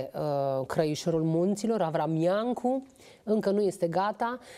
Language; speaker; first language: Romanian; native; Romanian